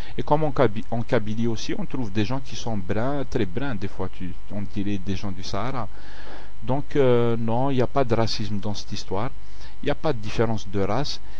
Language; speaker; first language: French; non-native, local second language; Kabyle